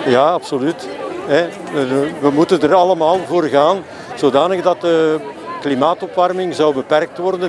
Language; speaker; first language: Dutch; native; Dutch